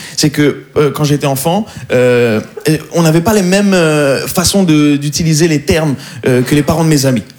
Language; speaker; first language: French; native; French